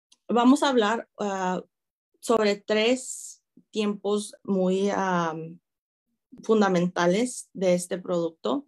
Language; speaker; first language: Spanish; early bilingual, heritage; Spanish